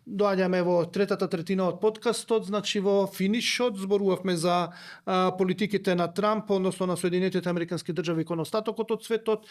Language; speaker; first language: Macedonian; native; Macedonian